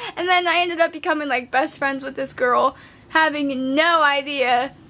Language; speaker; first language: English; native; English